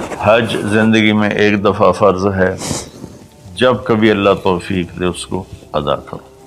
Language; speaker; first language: Urdu; non-native, local second language; Punjabi